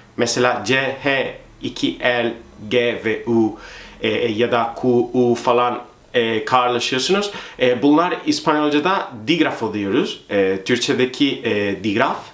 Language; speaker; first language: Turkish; non-native, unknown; Spanish